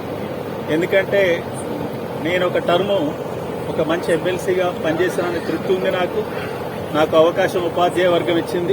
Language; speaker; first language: Telugu; native; Telugu